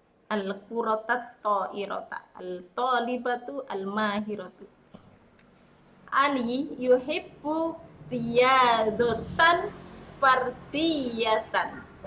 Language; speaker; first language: Arabic; non-native, fluent; Indonesian